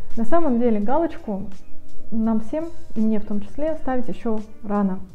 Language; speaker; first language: Russian; native; Russian